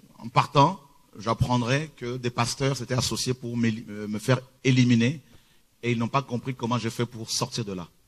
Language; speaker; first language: French; early bilingual, other home language; Lingala